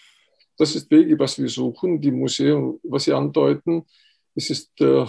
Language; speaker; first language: German; non-native, fluent; Estonian